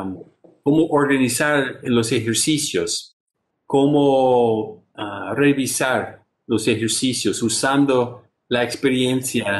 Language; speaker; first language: Spanish; non-native, fluent; English